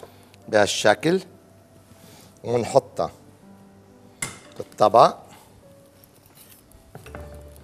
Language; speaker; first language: Arabic; native; Arabic